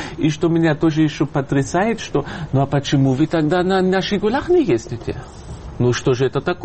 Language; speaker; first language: Russian; non-native, fluent; German